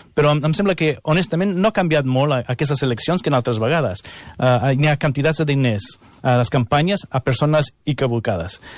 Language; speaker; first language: Catalan; non-native, fluent; English